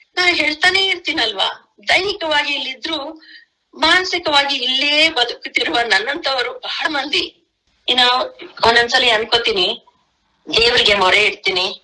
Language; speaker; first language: Kannada; native; Kannada